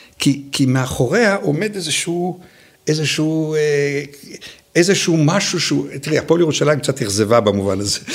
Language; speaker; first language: Hebrew; native; Hebrew